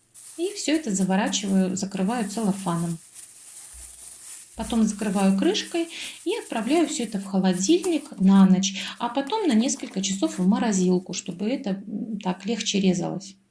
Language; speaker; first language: Russian; native; Russian